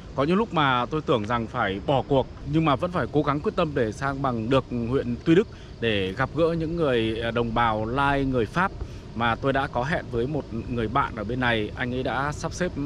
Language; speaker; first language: Vietnamese; native; Vietnamese